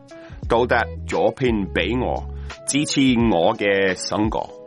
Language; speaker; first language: Cantonese; non-native, learner; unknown